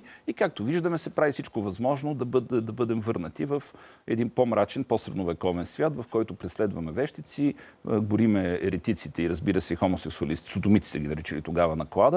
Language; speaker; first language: Bulgarian; native; Bulgarian